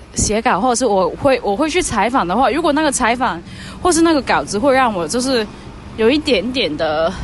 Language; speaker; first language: Chinese; non-native, fluent; Cantonese